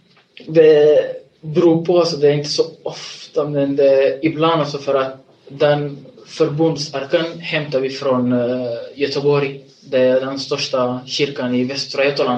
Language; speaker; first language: Swedish; non-native, fluent; Tigrinya